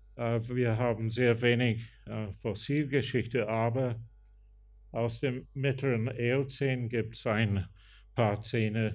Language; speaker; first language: German; non-native, fluent; English